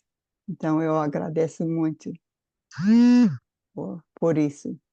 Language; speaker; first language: Portuguese; non-native, fluent; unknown